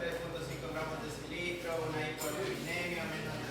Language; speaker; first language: Spanish; native; Spanish